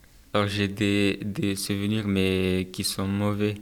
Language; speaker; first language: French; non-native, fluent; Persian